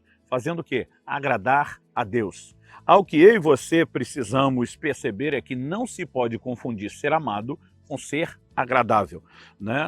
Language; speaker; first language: Portuguese; native; Portuguese